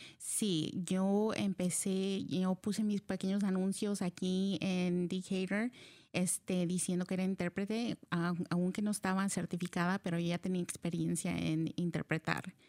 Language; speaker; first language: Spanish; early bilingual, heritage; Spanish